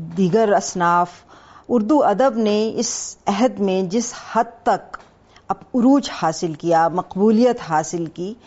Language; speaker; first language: Urdu; native; Urdu